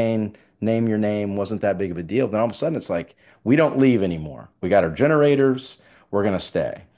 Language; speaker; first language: English; native; English